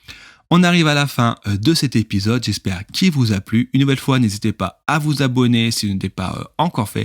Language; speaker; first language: French; native; French